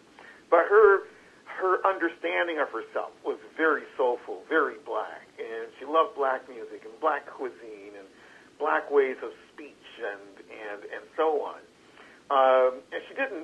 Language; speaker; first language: English; native; English